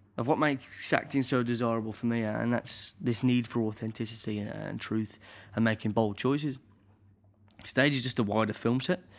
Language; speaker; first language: English; native; English